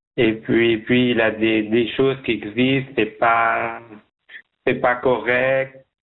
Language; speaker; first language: French; non-native, learner; Persian